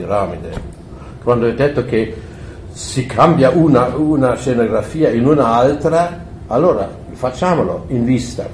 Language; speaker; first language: Italian; non-native, fluent; German